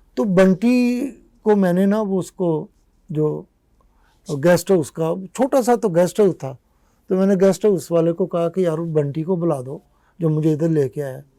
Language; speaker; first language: Urdu; non-native, local second language; Punjabi